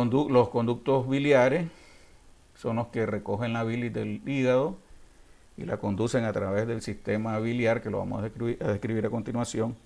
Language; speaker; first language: Spanish; native; Spanish